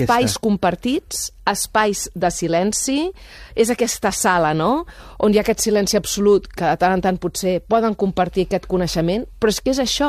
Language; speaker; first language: Catalan; native; Catalan